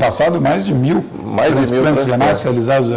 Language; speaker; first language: Portuguese; native; Portuguese